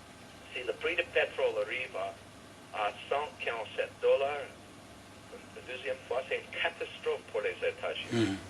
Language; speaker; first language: French; non-native, fluent; English